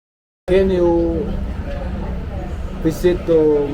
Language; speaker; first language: English; non-native, learner; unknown